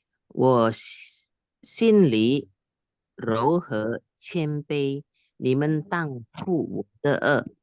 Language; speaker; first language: Chinese; non-native, learner; Indonesian